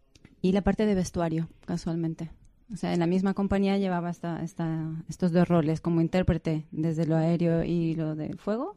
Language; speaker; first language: Spanish; native; Spanish